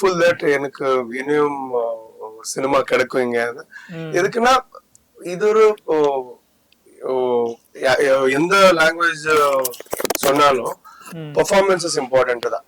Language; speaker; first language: Tamil; non-native, learner; Tulu